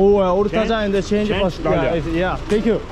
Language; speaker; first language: English; non-native, learner; Korean